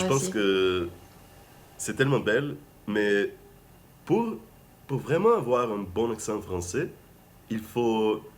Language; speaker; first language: French; non-native, fluent; Portuguese